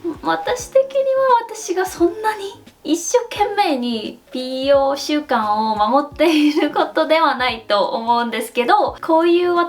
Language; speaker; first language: Japanese; non-native, fluent; Korean